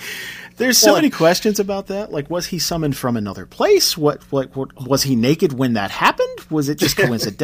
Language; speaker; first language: English; native; English